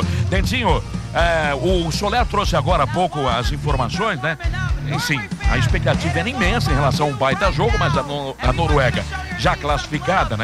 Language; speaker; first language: Portuguese; native; Portuguese